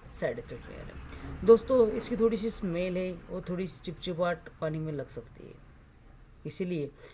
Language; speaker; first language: Hindi; non-native, local second language; Marathi